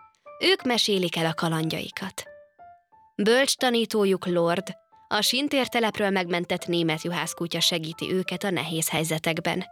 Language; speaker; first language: Hungarian; native; Hungarian